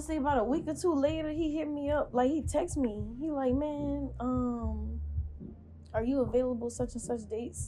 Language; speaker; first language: English; native; English